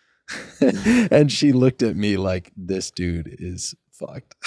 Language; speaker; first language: English; native; English